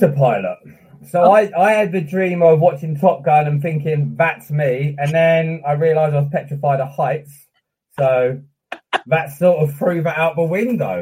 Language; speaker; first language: English; native; English